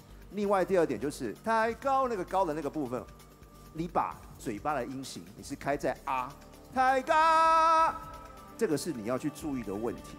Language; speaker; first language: Chinese; native; Chinese